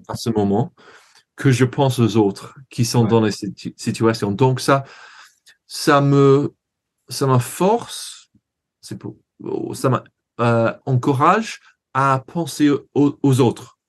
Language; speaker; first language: French; non-native, fluent; English